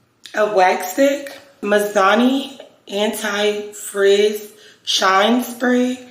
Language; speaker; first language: English; native; English